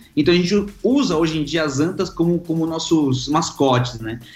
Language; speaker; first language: Portuguese; early bilingual, other home language; Spanish